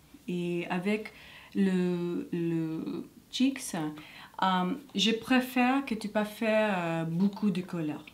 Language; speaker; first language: French; non-native, learner; English